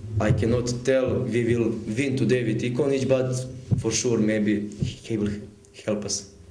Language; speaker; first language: English; non-native, learner; Serbian